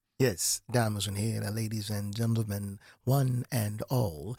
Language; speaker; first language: English; native; English